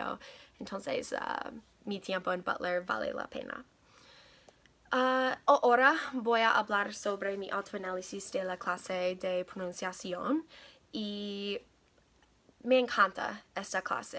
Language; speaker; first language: Spanish; non-native, learner; English